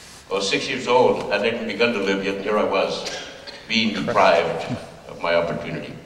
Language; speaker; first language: English; early bilingual, other home language; Spanish